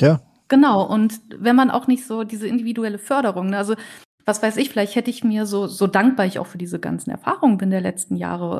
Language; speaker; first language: German; native; German